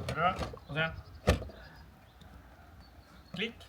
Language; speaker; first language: Swedish; native; Swedish